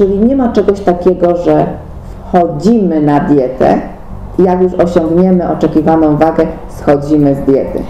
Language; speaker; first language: Polish; native; Polish